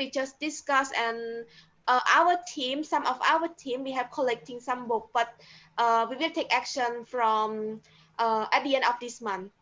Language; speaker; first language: English; non-native, learner; Khmer